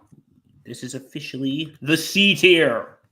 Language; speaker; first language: English; native; English